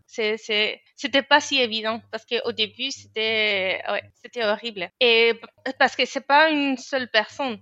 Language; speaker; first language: French; non-native, fluent; Spanish